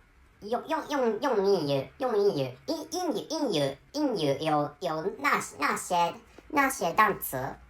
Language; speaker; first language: Chinese; non-native, learner; Japanese